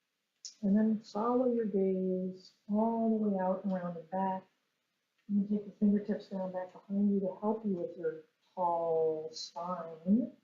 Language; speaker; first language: English; native; English